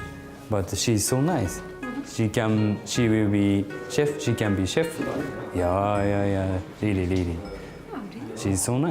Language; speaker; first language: English; non-native, learner; Japanese